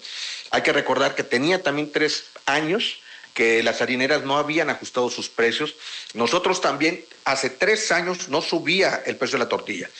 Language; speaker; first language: Spanish; native; Spanish